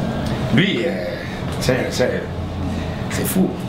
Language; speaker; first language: French; non-native, learner; Spanish